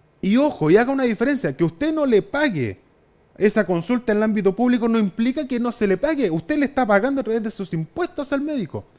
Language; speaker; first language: Spanish; native; Spanish